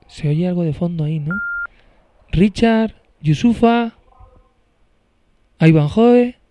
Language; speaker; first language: Spanish; native; Spanish